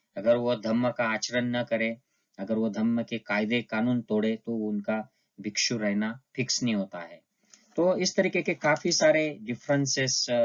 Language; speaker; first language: Hindi; non-native, local second language; Marathi